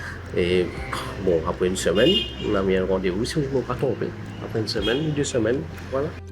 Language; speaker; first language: French; non-native, local second language; Morisyen